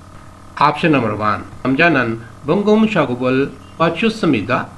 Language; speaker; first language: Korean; non-native, learner; Urdu